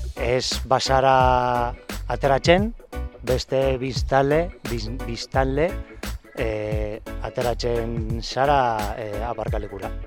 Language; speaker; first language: Basque; non-native, learner; Spanish